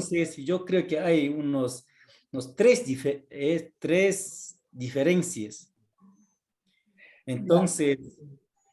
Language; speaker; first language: Spanish; non-native, local second language; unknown